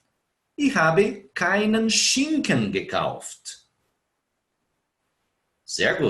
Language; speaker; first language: German; non-native, fluent; Portuguese